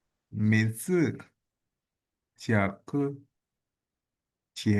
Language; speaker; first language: Chinese; non-native, learner; Indonesian